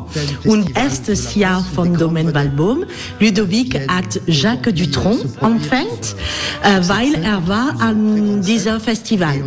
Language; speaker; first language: German; non-native, learner; French